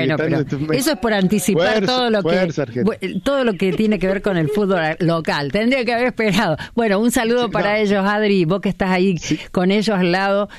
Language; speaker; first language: Spanish; native; Spanish